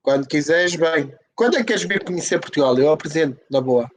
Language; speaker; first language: Portuguese; native; Portuguese